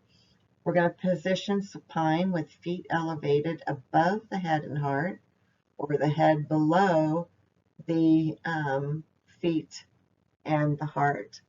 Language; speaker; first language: English; native; English